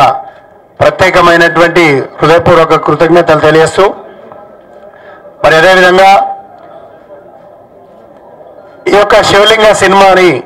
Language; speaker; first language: Telugu; native; Telugu